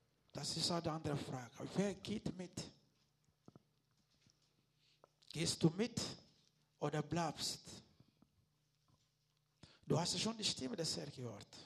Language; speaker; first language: German; non-native, learner; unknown